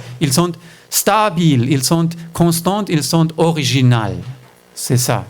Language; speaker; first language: French; non-native, fluent; German